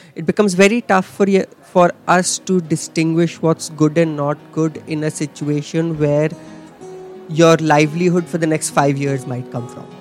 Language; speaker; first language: English; non-native, local second language; Hindi